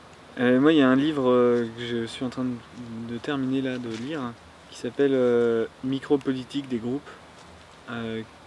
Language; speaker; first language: French; native; French